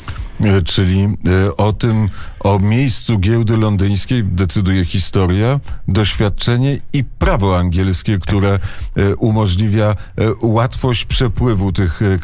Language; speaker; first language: Polish; native; Polish